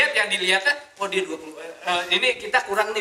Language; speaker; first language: Indonesian; native; Indonesian